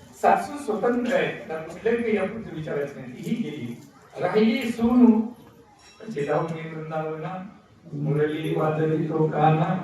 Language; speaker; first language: Marathi; non-native, local second language; Telugu